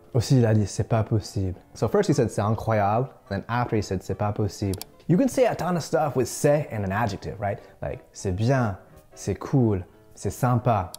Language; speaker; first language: French; non-native, fluent; English